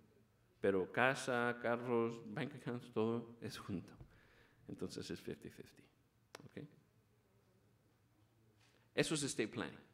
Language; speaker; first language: Spanish; early bilingual, heritage; Spanish